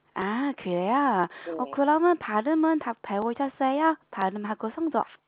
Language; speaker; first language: Korean; non-native, fluent; Chinese